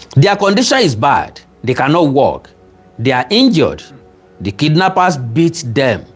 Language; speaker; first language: English; non-native, local second language; Yoruba